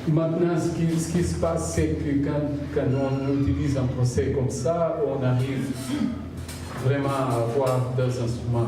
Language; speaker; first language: French; non-native, fluent; Portuguese